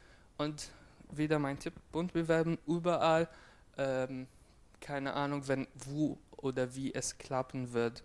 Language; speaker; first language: German; non-native, fluent; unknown